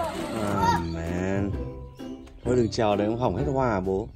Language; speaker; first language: Vietnamese; native; Vietnamese